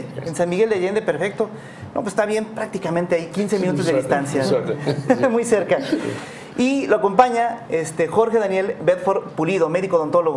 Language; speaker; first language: Spanish; native; Spanish